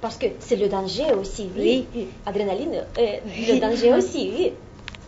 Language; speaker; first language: French; non-native, fluent; Russian